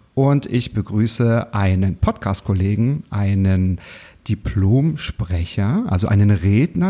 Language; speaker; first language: German; native; German